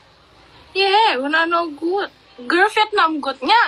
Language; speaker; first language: English; non-native, learner; Indonesian